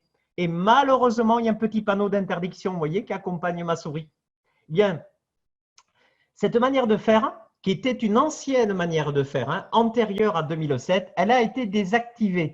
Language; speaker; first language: French; native; French